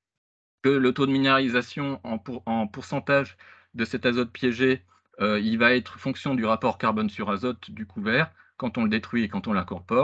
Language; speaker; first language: French; native; French